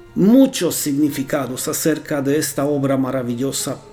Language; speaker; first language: Spanish; non-native, fluent; Romanian